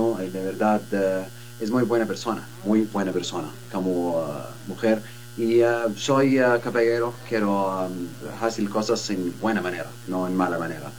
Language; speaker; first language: Spanish; non-native, learner; Arabic